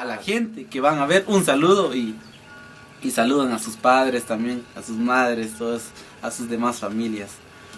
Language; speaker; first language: Spanish; native; Spanish